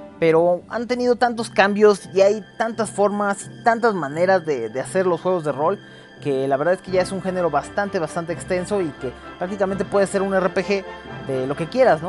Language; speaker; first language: Spanish; native; Spanish